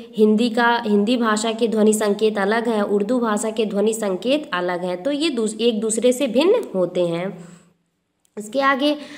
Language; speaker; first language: Hindi; native; Hindi